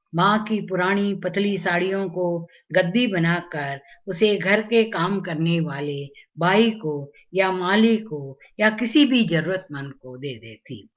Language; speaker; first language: Hindi; non-native, local second language; Tamil